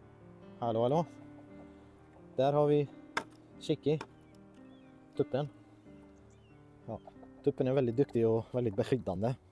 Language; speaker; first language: Swedish; non-native, fluent; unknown